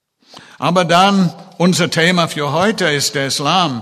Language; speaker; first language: German; non-native, fluent; English